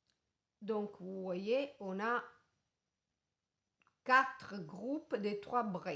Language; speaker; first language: French; non-native, fluent; Italian